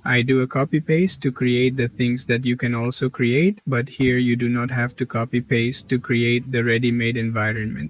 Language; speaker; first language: English; non-native, learner; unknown